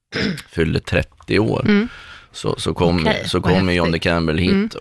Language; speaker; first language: Swedish; native; Swedish